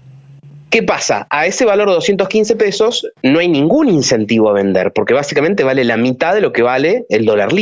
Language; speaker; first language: Spanish; native; Spanish